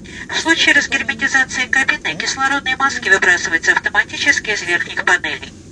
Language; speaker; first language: Russian; native; Russian